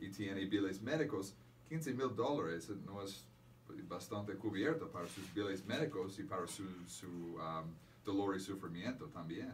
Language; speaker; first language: Spanish; non-native, fluent; English